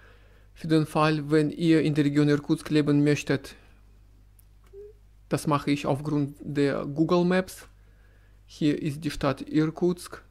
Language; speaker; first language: German; non-native, fluent; Russian